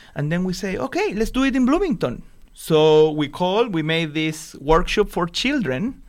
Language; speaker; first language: English; non-native, fluent; Spanish